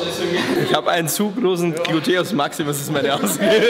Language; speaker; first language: German; native; German